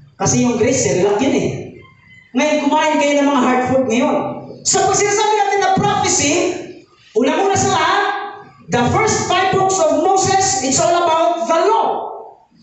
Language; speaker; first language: Filipino; native; Filipino